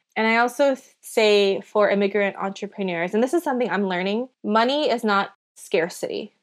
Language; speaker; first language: English; early bilingual, other home language; Chinese